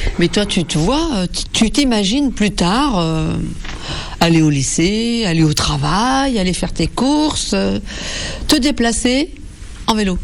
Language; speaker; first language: French; native; French